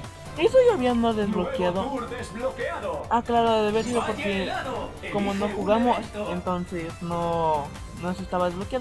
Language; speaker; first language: Spanish; native; Spanish